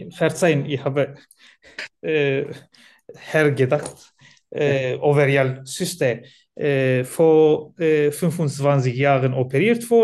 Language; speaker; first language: German; non-native, learner; Turkish